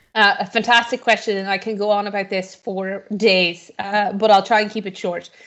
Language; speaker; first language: English; native; English